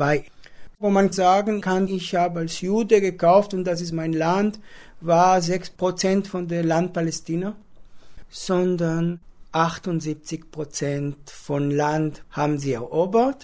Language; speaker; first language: German; non-native, fluent; Hebrew